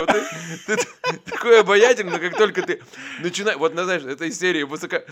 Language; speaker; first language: Russian; native; Russian